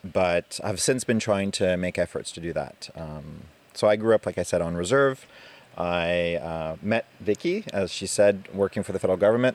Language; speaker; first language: English; non-native, fluent; French